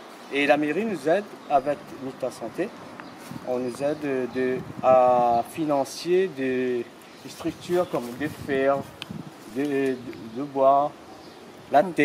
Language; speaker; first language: French; non-native, local second language; Réunion Creole French